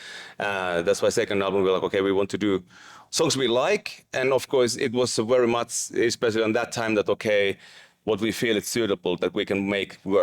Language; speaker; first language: English; non-native, fluent; Finnish